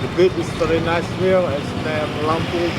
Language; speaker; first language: English; non-native, learner; Indonesian